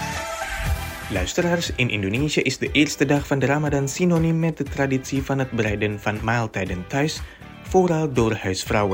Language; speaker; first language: Dutch; non-native, fluent; Indonesian